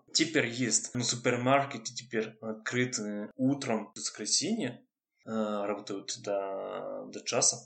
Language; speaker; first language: Russian; non-native, fluent; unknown